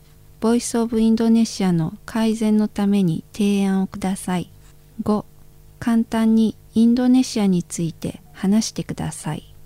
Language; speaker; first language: Japanese; non-native, fluent; Indonesian